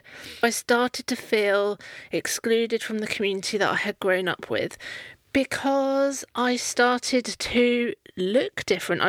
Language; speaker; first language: English; native; English